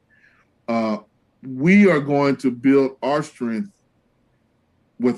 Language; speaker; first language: English; native; English